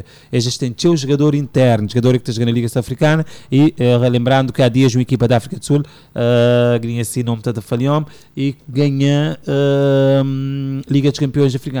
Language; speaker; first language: Portuguese; non-native, local second language; Kabuverdianu